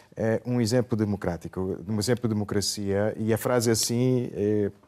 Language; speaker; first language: Portuguese; non-native, fluent; Italian